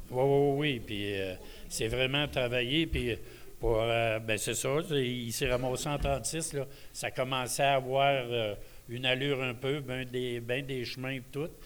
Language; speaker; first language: French; native; French